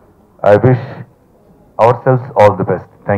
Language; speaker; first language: Telugu; native; Telugu